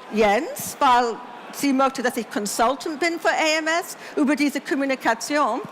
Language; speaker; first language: German; non-native, learner; English